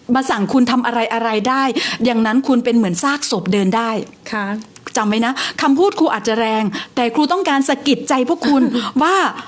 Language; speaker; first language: Thai; native; Thai